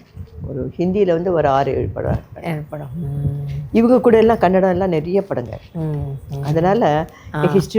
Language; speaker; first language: Tamil; non-native, local second language; Telugu